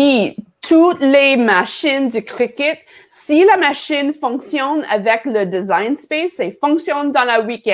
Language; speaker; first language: French; non-native, learner; English